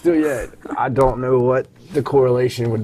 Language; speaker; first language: English; native; English